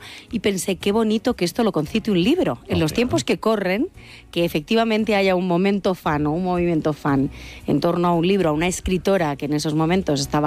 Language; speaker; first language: Spanish; native; Spanish